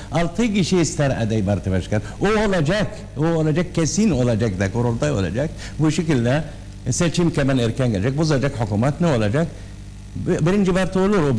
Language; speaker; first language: Turkish; non-native, learner; Arabic